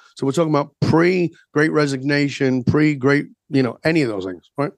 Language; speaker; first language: English; native; English